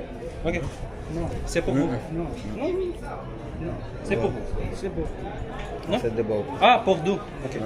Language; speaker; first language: French; non-native, learner; Indonesian